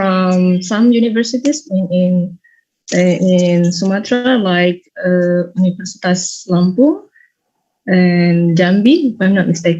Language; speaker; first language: English; non-native, fluent; Indonesian